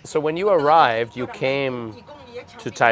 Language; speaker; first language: English; native; English